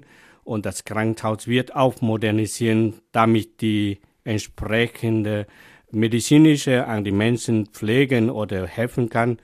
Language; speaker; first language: German; non-native, fluent; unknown